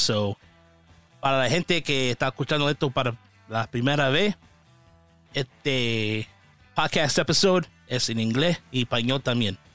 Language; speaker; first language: Spanish; non-native, learner; English